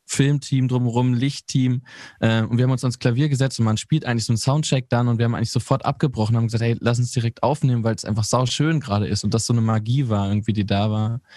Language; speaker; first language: German; native; German